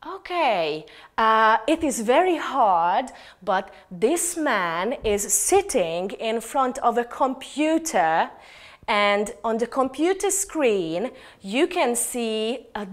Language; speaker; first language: English; non-native, fluent; Hungarian